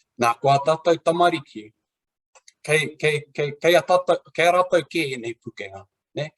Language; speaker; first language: Māori; native; Māori